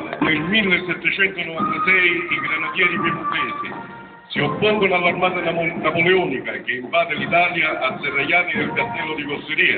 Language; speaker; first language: Italian; native; Italian